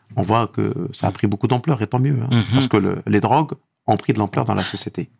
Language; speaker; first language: French; non-native, local second language; Arabic